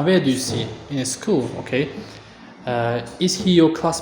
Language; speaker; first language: English; non-native, fluent; Tajik